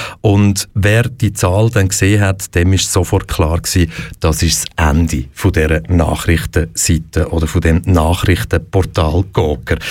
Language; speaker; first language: German; native; German